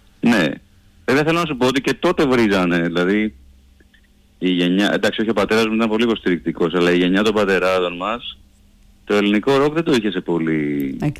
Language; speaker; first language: Greek; native; Greek